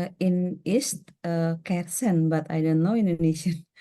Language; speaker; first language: English; non-native, learner; Indonesian